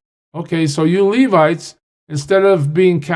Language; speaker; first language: English; native; English